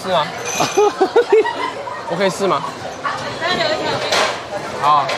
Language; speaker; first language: Chinese; non-native, learner; English